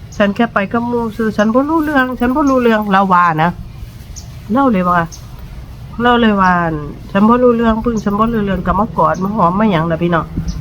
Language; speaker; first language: Thai; native; Thai